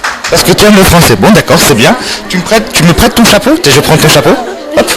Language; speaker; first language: French; non-native, fluent; Arabic